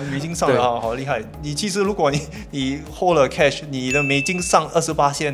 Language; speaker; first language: Chinese; non-native, local second language; English